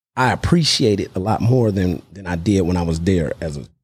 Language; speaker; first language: English; native; English